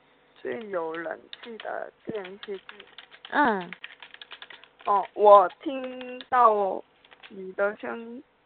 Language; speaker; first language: Chinese; non-native, learner; Korean